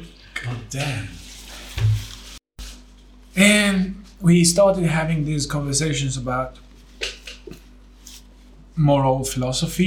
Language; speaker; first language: English; non-native, fluent; Greek